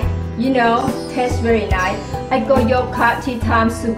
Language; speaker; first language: English; non-native, learner; Thai